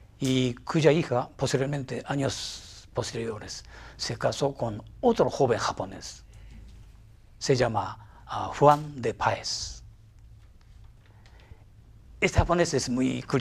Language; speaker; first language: Spanish; non-native, fluent; Japanese